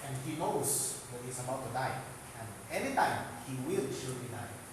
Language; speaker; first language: English; non-native, local second language; Filipino